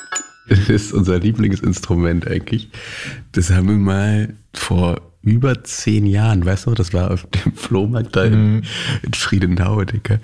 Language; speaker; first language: German; native; German